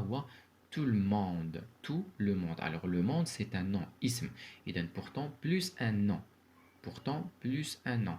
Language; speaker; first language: French; non-native, local second language; Arabic